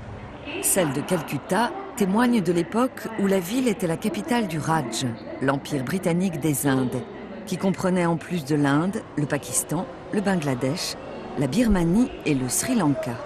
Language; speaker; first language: French; native; French